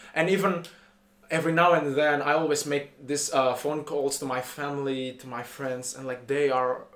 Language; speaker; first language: English; non-native, fluent; Indonesian